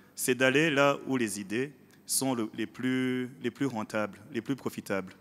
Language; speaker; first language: French; non-native, local second language; Rundi